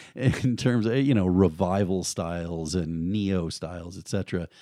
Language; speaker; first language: English; native; English